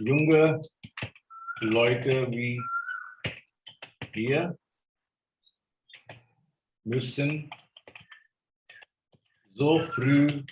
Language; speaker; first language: German; non-native, fluent; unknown